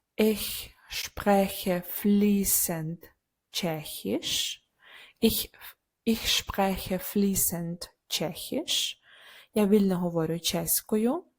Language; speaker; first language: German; non-native, fluent; Ukrainian